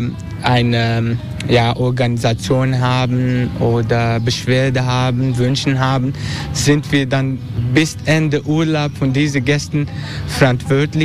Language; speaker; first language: German; non-native, learner; Turkish